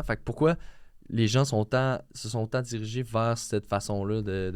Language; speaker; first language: French; native; French